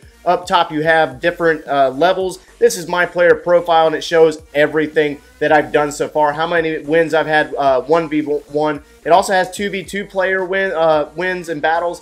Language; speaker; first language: English; native; English